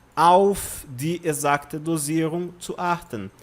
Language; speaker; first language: German; non-native, fluent; Portuguese